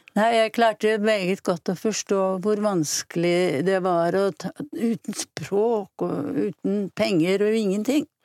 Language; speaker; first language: Norwegian; native; Norwegian